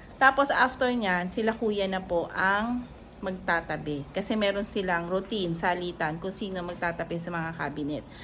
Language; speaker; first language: Filipino; native; Filipino